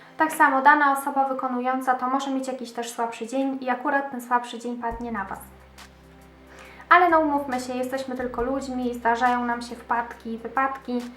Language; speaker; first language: Polish; native; Polish